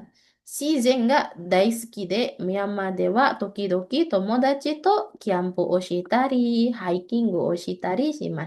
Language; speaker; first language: Japanese; non-native, fluent; Indonesian